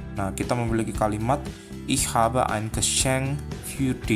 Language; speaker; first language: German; non-native, fluent; Indonesian